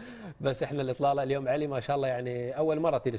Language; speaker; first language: Arabic; native; Arabic